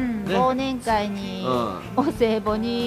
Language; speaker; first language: Japanese; native; Japanese